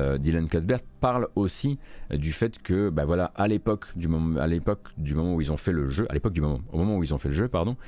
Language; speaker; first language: French; native; French